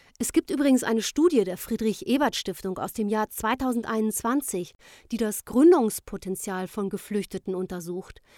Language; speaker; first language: German; native; German